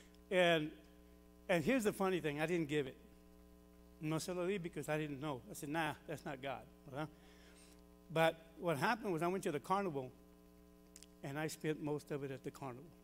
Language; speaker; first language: English; early bilingual, other home language; Spanish